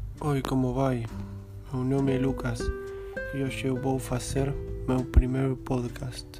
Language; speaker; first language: Portuguese; non-native, learner; Spanish